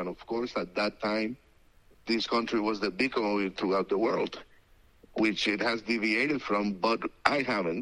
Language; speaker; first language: English; non-native, fluent; Spanish